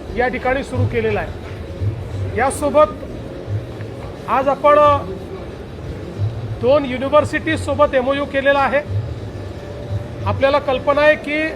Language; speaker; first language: Marathi; native; Marathi